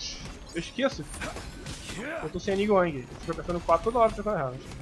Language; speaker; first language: Portuguese; native; Portuguese